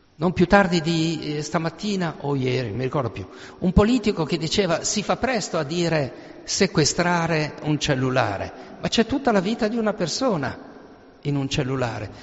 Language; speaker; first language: Italian; native; Italian